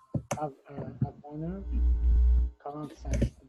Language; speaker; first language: French; non-native, learner; English